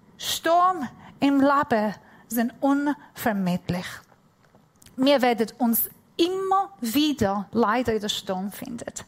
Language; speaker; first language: German; non-native, fluent; Persian